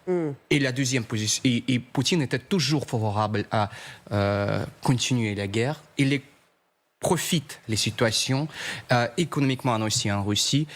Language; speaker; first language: French; non-native, fluent; Russian